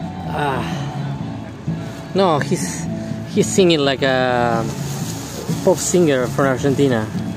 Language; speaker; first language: English; non-native, fluent; Spanish